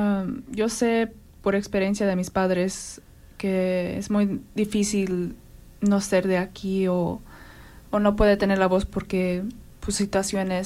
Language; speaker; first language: Spanish; early bilingual, heritage; Spanish